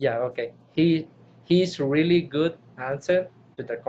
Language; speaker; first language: English; non-native, learner; Spanish